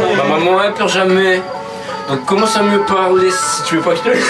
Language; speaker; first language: French; native; French